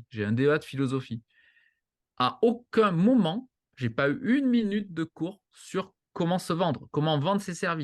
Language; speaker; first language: French; native; French